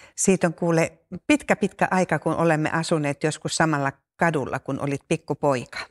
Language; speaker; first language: Finnish; native; Finnish